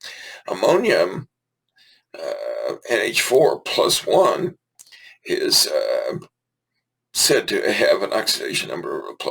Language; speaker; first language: English; native; English